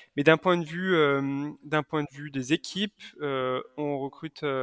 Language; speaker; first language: French; native; French